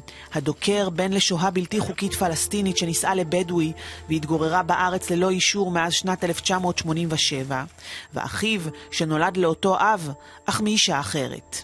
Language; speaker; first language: Hebrew; native; Hebrew